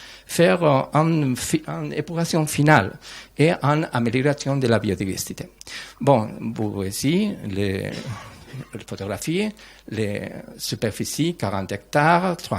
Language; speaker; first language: French; non-native, learner; Spanish